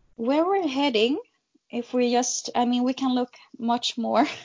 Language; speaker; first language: English; non-native, fluent; Swedish